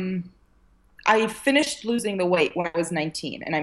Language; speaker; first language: English; early bilingual, other home language; Arabic